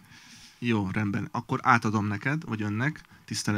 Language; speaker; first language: Hungarian; non-native, fluent; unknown